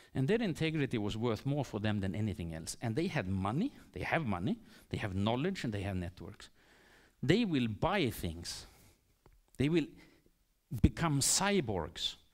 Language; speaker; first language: English; non-native, fluent; Swedish